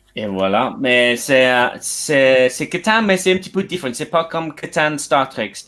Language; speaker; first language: French; non-native, learner; English